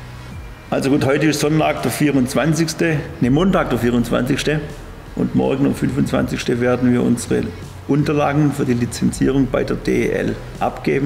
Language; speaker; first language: German; native; German